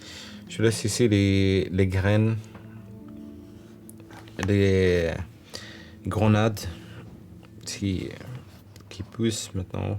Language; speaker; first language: French; non-native, learner; Arabic